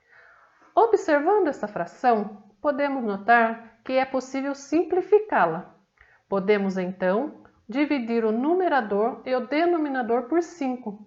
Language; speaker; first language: Portuguese; native; Portuguese